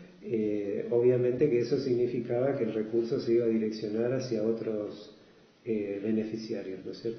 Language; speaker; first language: Spanish; native; Spanish